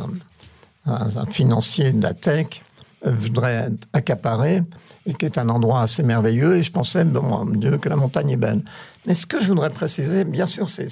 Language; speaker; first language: French; native; French